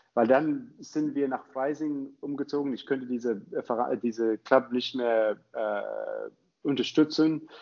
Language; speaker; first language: German; non-native, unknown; English